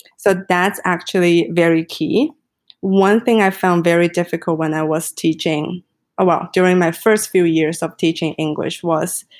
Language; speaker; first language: English; non-native, fluent; Chinese